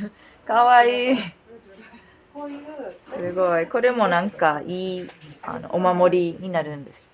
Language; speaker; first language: Japanese; non-native, fluent; English